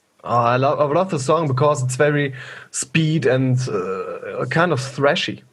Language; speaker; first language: English; non-native, fluent; German